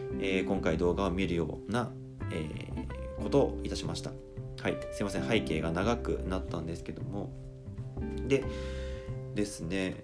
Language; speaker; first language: Japanese; native; Japanese